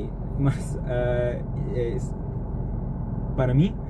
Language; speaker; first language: Portuguese; non-native, learner; English